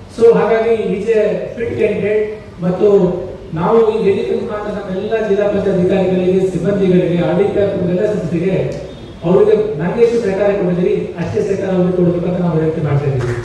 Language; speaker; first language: Kannada; non-native, fluent; Hindi